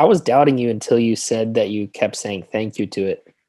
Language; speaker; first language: English; native; English